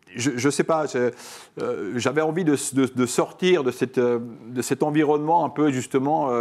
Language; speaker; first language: French; native; French